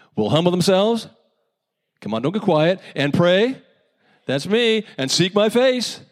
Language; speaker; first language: English; native; English